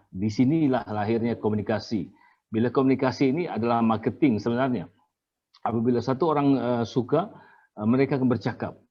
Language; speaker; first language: Malay; native; Malay